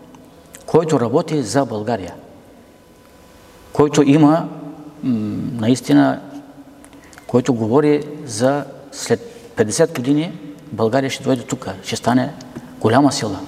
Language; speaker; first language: Bulgarian; non-native, local second language; Turkish